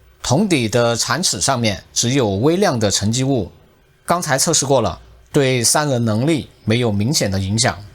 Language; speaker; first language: Chinese; native; Chinese